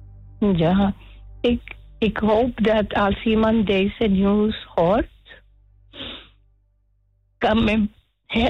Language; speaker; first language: Dutch; non-native, learner; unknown